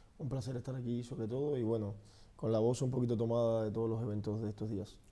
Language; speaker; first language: Spanish; native; Spanish